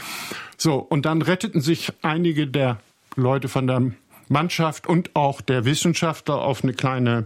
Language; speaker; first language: German; native; German